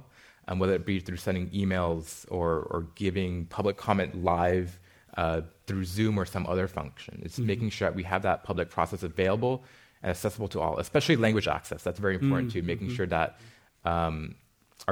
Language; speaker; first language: English; native; English